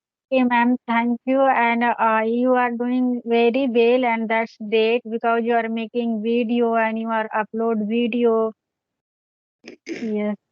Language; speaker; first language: English; non-native, learner; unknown